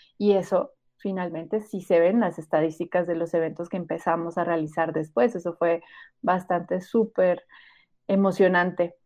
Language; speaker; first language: Spanish; native; Spanish